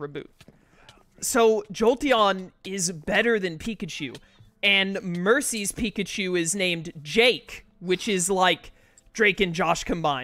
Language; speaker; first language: English; native; English